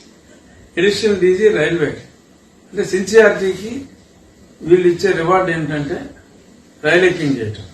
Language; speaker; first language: Telugu; native; Telugu